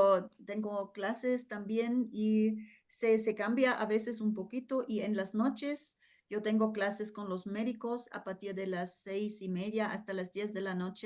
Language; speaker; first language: Spanish; non-native, fluent; German